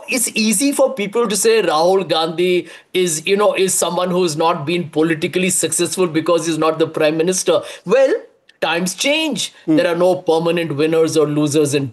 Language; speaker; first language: English; non-native, local second language; Hindi